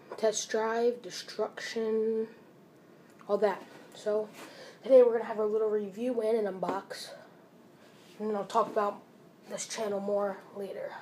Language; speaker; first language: English; native; English